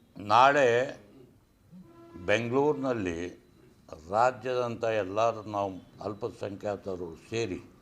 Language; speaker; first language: Kannada; non-native, local second language; Urdu